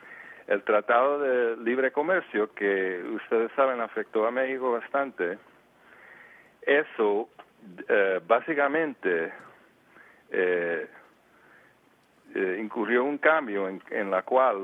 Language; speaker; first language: Spanish; early bilingual, heritage; Spanish